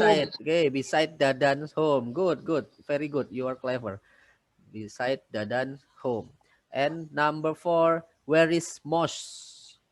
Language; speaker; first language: English; non-native, fluent; Indonesian